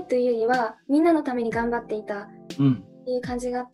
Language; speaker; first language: Japanese; native; Japanese